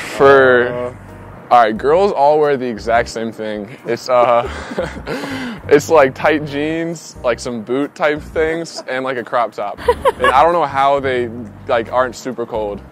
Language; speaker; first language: English; native; English